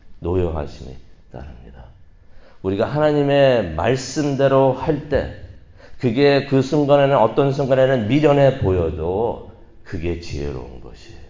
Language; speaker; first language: Korean; native; Korean